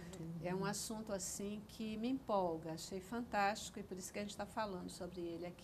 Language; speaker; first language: Portuguese; native; Portuguese